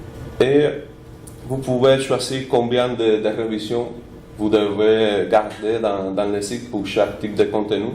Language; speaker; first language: French; non-native, fluent; Spanish